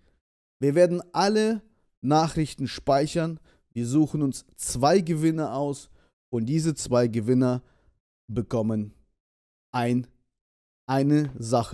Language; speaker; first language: German; early bilingual, other home language; Russian